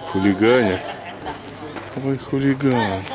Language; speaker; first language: Russian; native; Russian